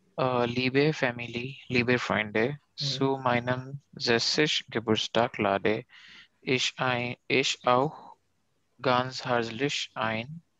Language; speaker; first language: German; non-native, learner; Urdu